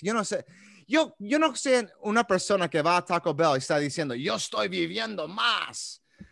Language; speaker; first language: Spanish; early bilingual, other home language; English